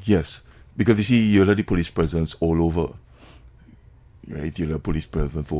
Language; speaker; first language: English; native; English